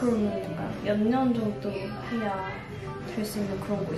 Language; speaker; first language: Korean; non-native, fluent; Cantonese